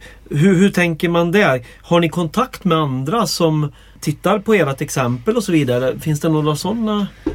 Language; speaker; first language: Swedish; native; Swedish